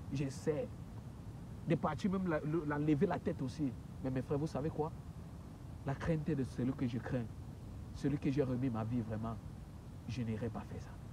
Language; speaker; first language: French; native; French